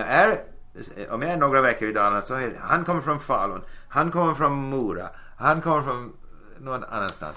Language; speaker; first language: Swedish; non-native, fluent; English